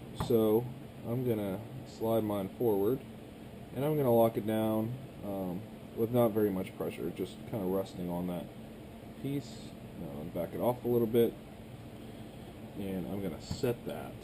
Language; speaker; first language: English; native; English